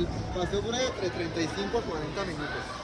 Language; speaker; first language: Spanish; native; Spanish